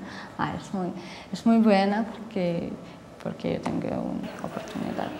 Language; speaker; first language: Spanish; non-native, learner; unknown